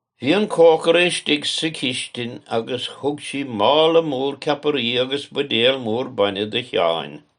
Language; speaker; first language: Irish; native; Irish